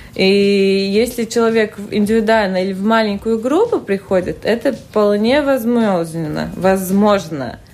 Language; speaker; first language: Russian; non-native, local second language; Latvian